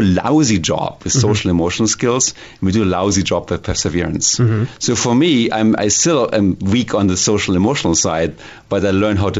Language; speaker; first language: English; non-native, fluent; German